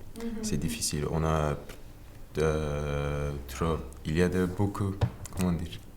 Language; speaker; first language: French; non-native, learner; Turkish